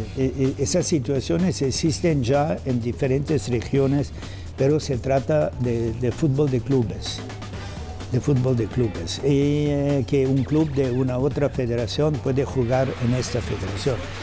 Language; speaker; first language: Spanish; non-native, fluent; German